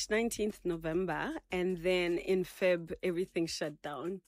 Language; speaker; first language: English; non-native, local second language; Tswana